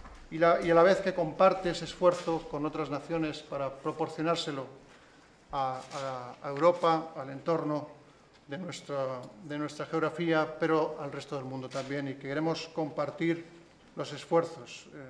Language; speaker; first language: Spanish; native; Spanish